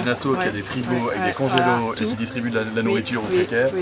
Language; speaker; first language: French; native; French